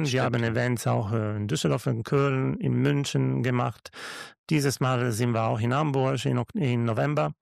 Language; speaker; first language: German; non-native, learner; Italian